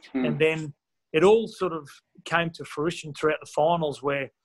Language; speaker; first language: English; native; English